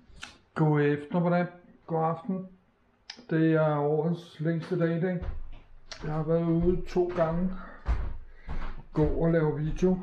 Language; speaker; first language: Danish; non-native, fluent; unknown